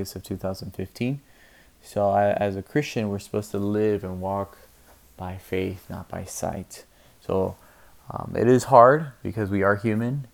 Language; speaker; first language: English; native; English